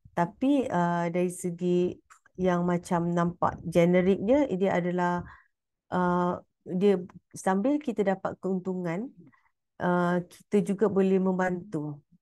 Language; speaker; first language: Malay; native; Malay